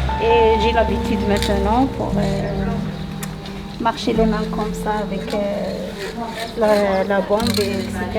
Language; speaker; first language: French; non-native, learner; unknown